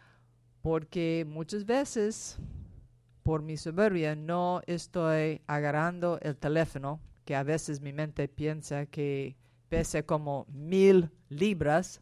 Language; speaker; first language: Spanish; non-native, fluent; English